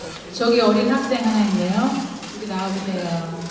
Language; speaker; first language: Korean; native; Korean